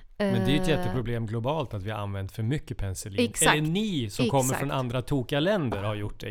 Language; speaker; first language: Swedish; native; Swedish